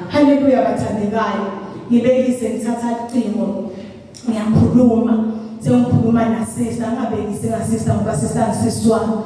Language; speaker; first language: Zulu; non-native, local second language; Swati